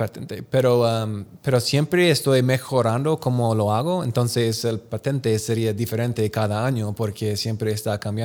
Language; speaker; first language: Spanish; non-native, learner; English